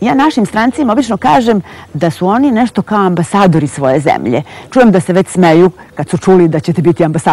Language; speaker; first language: Serbian; native; Serbian